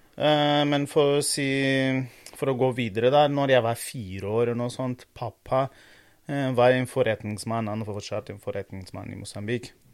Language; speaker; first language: Norwegian; non-native, fluent; Portuguese